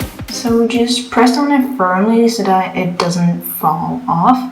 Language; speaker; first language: English; non-native, fluent; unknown